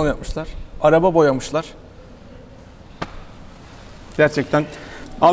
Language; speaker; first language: Turkish; native; Turkish